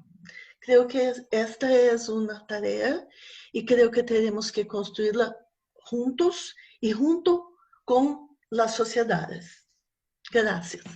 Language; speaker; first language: Spanish; non-native, fluent; Portuguese